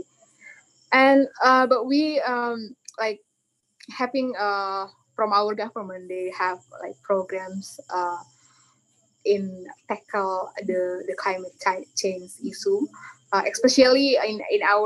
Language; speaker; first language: English; non-native, learner; Indonesian